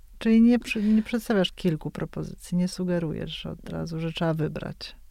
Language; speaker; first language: Polish; native; Polish